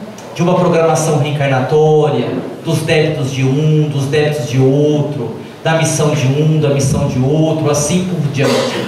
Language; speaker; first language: Portuguese; native; Portuguese